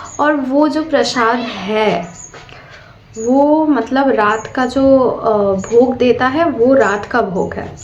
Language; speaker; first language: Hindi; non-native, local second language; Bangla